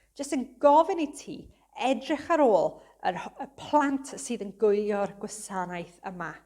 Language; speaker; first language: Welsh; non-native, local second language; English